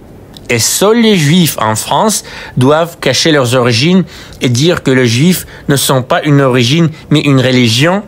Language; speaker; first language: French; non-native, fluent; Russian